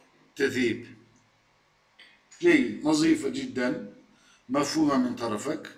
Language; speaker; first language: Arabic; non-native, fluent; Turkish